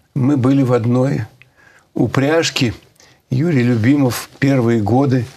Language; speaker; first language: Russian; native; Russian